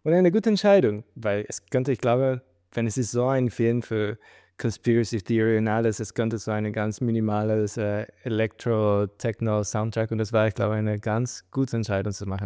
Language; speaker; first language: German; non-native, fluent; Spanish